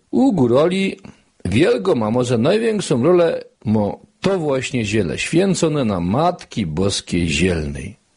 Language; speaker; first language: Polish; native; Polish